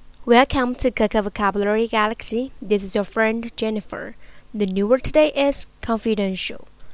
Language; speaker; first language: English; non-native, fluent; Chinese